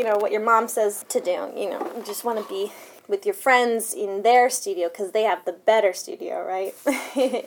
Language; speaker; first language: English; early bilingual, other home language; Spanish